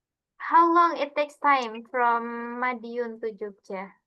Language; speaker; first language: English; non-native, fluent; Indonesian